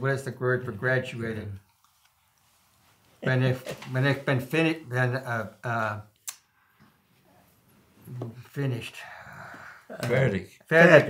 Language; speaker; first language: English; non-native, learner; German